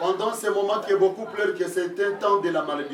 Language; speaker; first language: French; non-native, local second language; Lingala